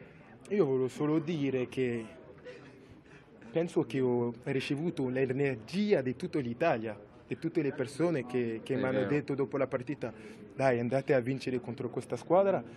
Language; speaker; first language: Italian; non-native, fluent; French